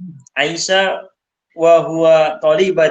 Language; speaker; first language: Arabic; non-native, learner; Indonesian